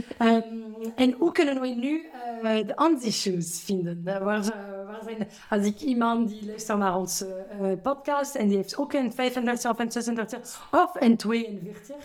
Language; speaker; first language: Dutch; non-native, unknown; French